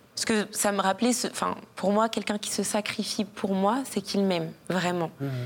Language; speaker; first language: French; native; French